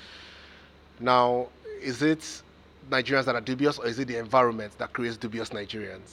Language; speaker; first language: English; non-native, local second language; Yoruba